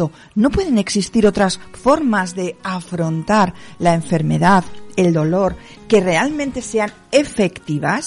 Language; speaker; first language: Spanish; native; Spanish